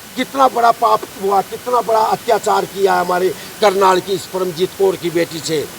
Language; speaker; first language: Hindi; native; Hindi